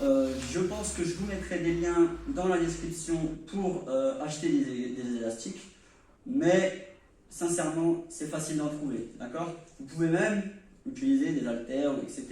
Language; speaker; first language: French; native; French